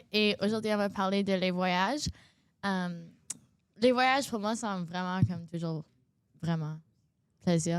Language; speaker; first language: French; non-native, local second language; English